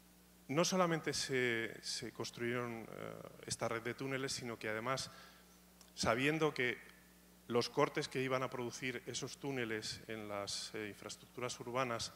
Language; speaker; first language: Spanish; native; Spanish